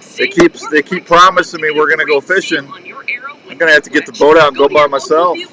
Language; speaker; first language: English; native; English